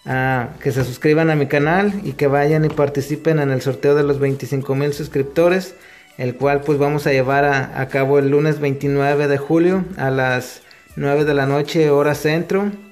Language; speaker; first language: Spanish; native; Spanish